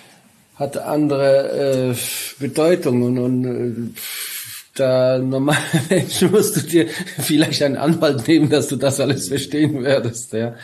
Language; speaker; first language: German; non-native, learner; Polish